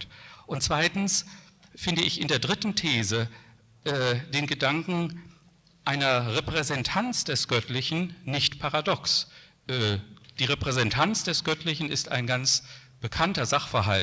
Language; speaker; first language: German; native; German